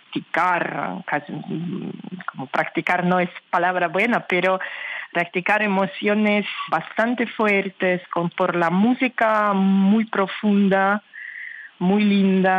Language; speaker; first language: Spanish; non-native, learner; Russian